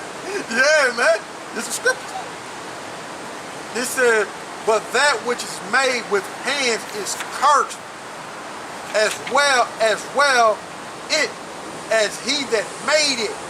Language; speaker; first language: English; native; English